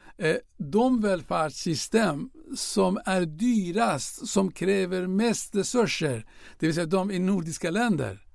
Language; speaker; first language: Swedish; non-native, fluent; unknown